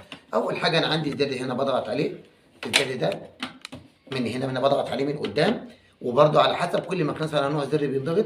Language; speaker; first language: Arabic; native; Arabic